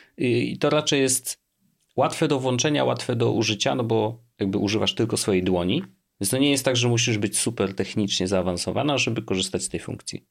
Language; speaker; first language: Polish; native; Polish